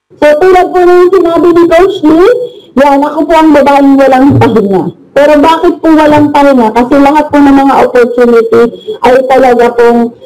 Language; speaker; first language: Filipino; native; Filipino